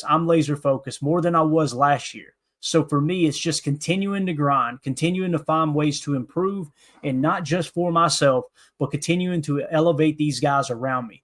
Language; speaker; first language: English; native; English